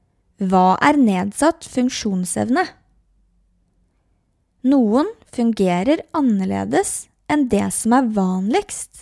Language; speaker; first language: Swedish; non-native, learner; Norwegian